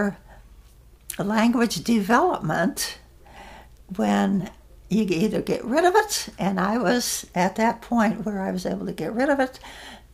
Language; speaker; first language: English; non-native, fluent; Dutch